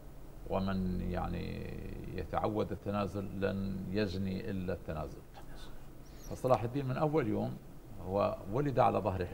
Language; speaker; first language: Arabic; native; Arabic